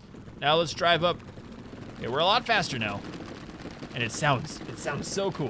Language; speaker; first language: English; native; English